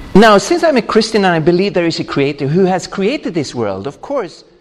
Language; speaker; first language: English; non-native, fluent; Swedish